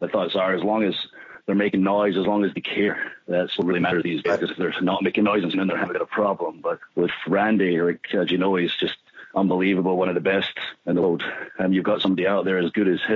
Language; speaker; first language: English; native; English